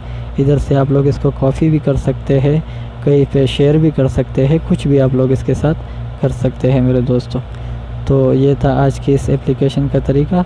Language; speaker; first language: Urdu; non-native, local second language; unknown